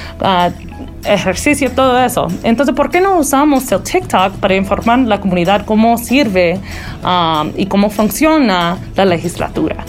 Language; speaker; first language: Spanish; early bilingual, heritage; Spanish